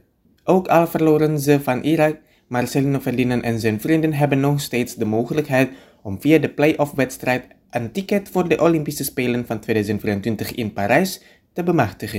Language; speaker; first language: Dutch; non-native, fluent; Indonesian